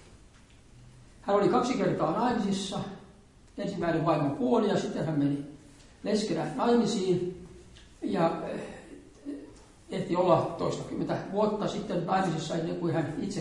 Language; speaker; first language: Finnish; native; Finnish